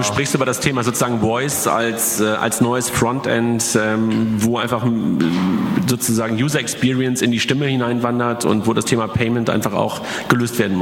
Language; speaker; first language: German; native; German